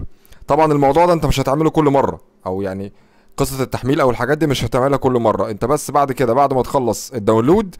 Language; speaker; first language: Arabic; native; Arabic